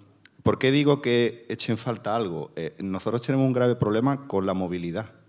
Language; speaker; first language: Spanish; native; Spanish